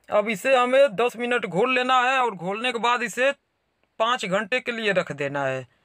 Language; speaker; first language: Hindi; native; Hindi